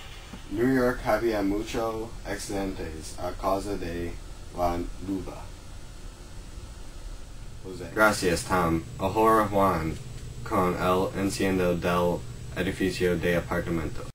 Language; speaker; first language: Spanish; non-native, learner; English